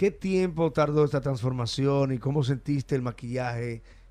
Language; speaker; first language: Spanish; native; Spanish